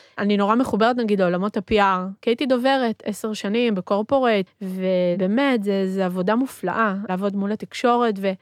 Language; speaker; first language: Hebrew; early bilingual, other home language; Spanish